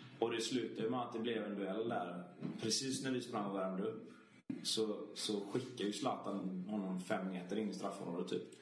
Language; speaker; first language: Swedish; native; Swedish